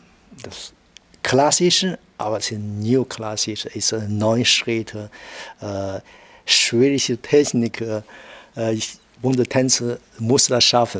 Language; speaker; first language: German; non-native, learner; Chinese